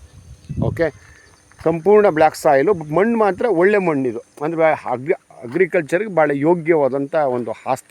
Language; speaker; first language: Kannada; native; Kannada